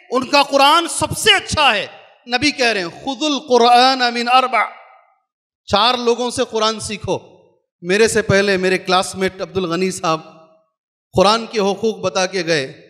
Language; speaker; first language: Urdu; native; Urdu